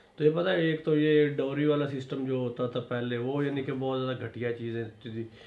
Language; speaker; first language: Urdu; non-native, local second language; Punjabi